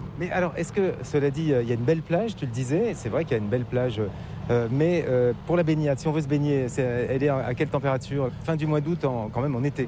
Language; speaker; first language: French; native; French